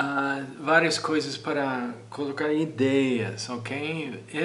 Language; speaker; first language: Portuguese; non-native, fluent; English